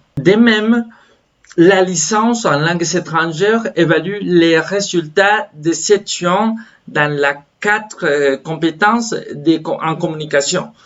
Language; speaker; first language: French; non-native, fluent; Spanish